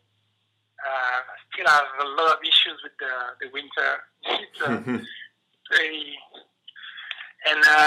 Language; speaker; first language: English; non-native, fluent; French